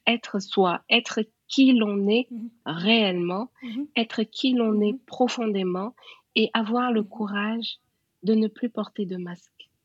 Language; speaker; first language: French; non-native, local second language; Wolof